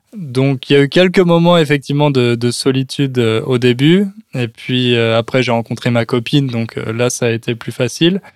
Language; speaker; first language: French; native; French